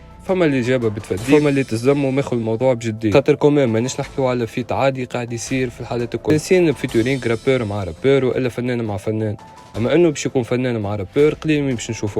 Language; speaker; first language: Arabic; native; Arabic